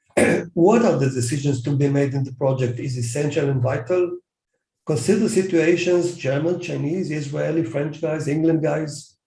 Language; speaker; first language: English; non-native, fluent; Hebrew